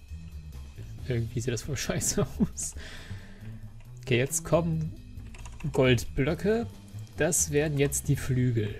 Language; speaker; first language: German; native; German